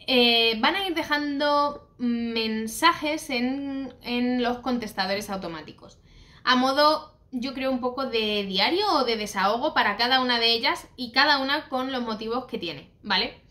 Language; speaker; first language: Spanish; native; Spanish